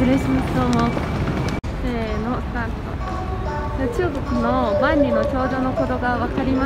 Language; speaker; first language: Japanese; non-native, learner; Chinese